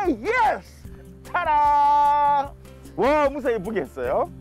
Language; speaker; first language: Korean; non-native, fluent; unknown